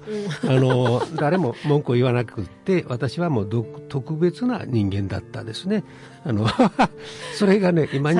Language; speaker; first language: Japanese; native; Japanese